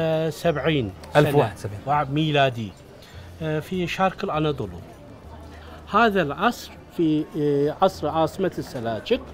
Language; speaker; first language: Arabic; non-native, fluent; Turkish